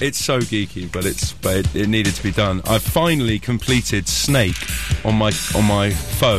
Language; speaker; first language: English; native; English